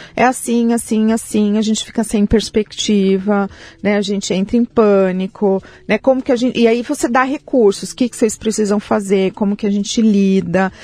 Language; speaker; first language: Portuguese; early bilingual, other home language; Spanish